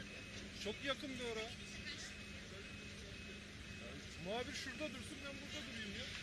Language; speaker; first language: Turkish; native; Turkish